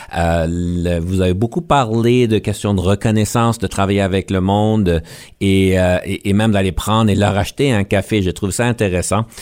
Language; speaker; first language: French; native; French